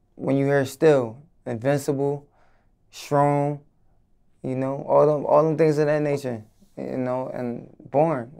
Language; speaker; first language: English; native; English